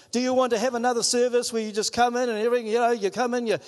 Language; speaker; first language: English; native; English